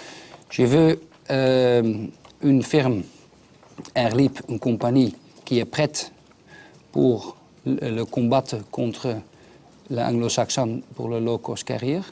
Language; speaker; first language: French; non-native, learner; Dutch